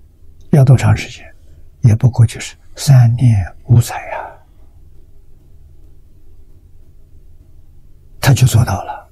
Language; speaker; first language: Chinese; native; Chinese